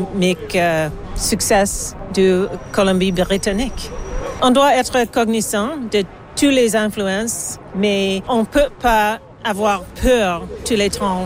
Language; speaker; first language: French; non-native, learner; English